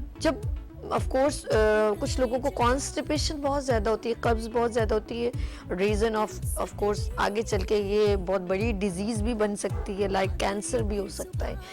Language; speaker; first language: Urdu; native; Urdu